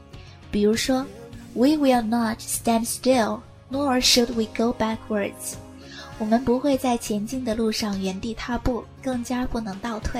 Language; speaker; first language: Chinese; native; Chinese